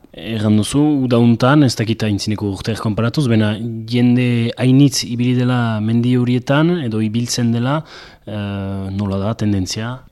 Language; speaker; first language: Basque; native; Basque